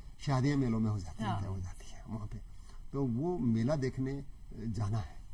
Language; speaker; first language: Hindi; non-native, local second language; Marwari